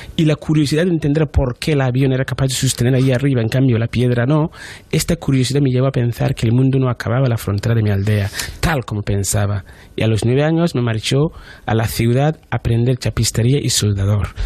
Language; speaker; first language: Spanish; non-native, fluent; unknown